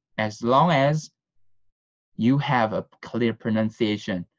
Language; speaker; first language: English; non-native, fluent; Vietnamese